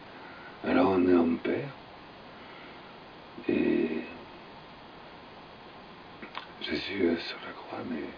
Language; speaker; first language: French; native; French